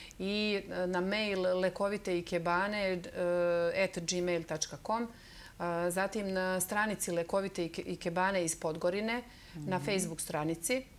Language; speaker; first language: Serbian; native; Serbian